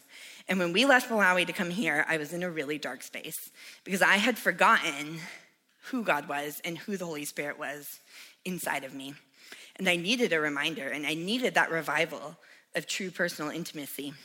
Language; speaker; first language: English; native; English